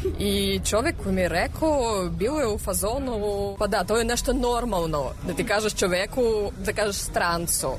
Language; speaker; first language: Serbian; non-native, fluent; Russian